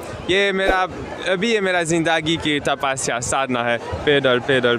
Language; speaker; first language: Hindi; non-native, learner; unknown